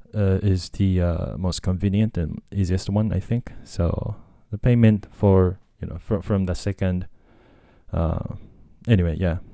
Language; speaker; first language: English; non-native, fluent; Japanese